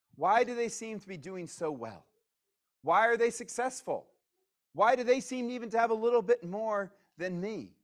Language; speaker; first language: English; native; English